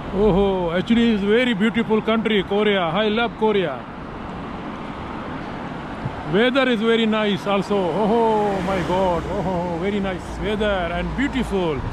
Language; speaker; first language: English; non-native, learner; Urdu